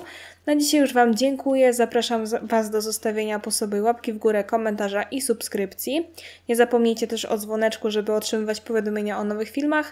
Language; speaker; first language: Polish; native; Polish